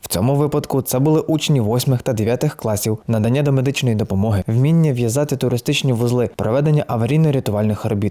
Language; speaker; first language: Ukrainian; native; Ukrainian